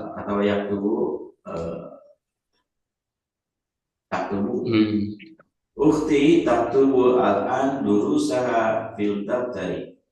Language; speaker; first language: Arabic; non-native, learner; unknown